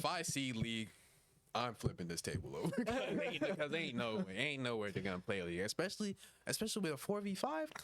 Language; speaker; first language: English; native; English